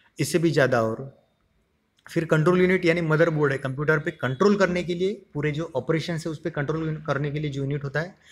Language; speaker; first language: Hindi; non-native, local second language; Marathi